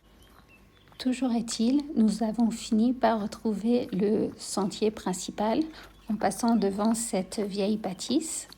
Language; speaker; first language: French; native; French